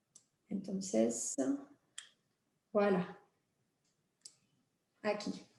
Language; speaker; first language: Spanish; non-native, fluent; French